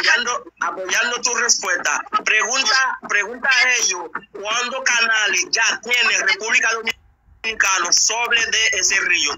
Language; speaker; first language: Spanish; non-native, fluent; Haitian Creole